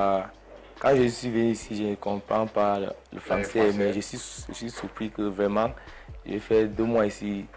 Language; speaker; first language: French; non-native, learner; English